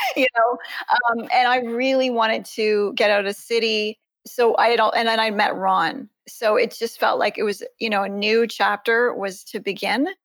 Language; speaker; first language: English; native; English